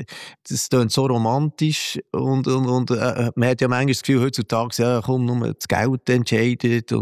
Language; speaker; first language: German; native; German